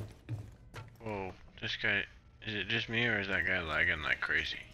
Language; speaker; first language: English; native; English